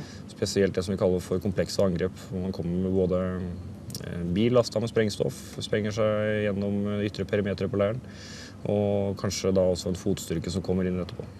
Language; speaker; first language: Norwegian; native; Norwegian